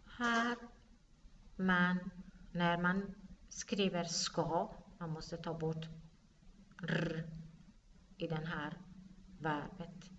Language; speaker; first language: Swedish; non-native, fluent; Persian